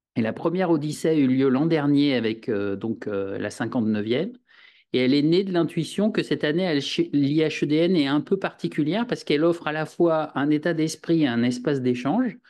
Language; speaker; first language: French; native; French